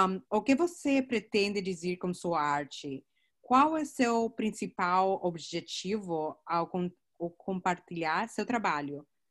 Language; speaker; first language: Portuguese; non-native, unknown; English